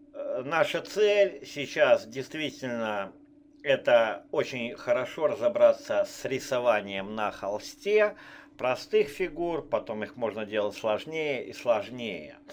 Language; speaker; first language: Russian; native; Russian